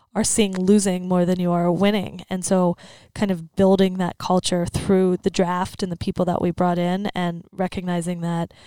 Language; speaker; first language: English; native; English